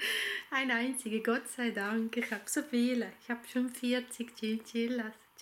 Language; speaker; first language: German; non-native, learner; Swedish